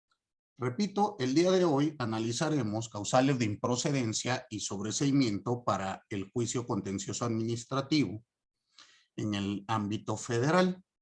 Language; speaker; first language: Spanish; native; Spanish